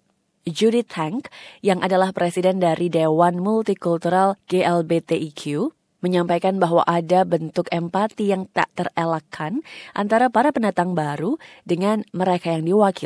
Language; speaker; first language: Indonesian; native; Indonesian